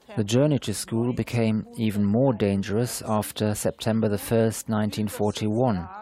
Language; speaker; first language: English; non-native, fluent; German